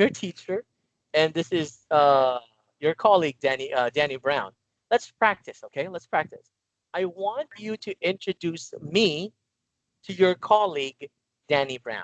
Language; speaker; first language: English; non-native, local second language; Filipino